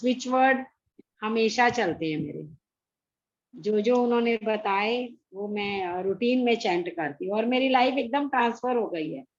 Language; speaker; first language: Hindi; native; Hindi